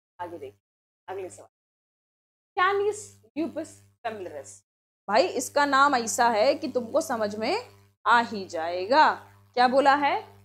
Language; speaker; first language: Hindi; native; Hindi